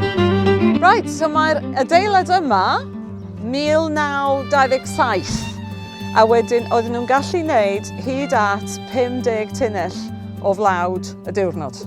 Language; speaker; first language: Welsh; native; Welsh